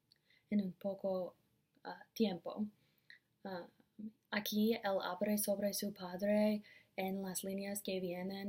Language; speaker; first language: Spanish; non-native, learner; English